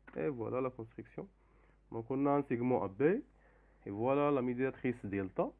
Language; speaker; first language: French; non-native, local second language; Arabic